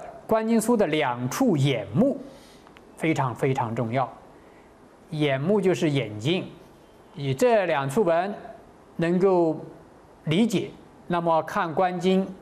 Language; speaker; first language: Chinese; native; Chinese